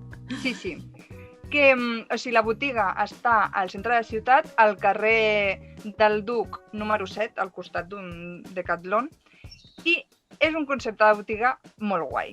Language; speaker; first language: Catalan; native; Catalan